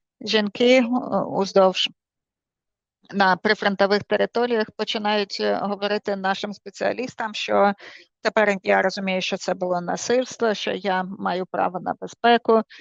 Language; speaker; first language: Ukrainian; native; Ukrainian